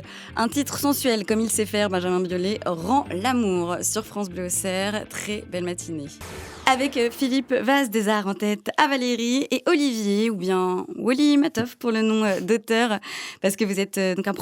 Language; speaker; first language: French; native; French